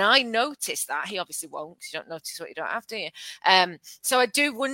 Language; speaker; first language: English; native; English